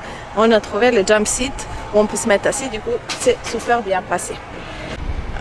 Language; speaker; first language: French; non-native, learner; Croatian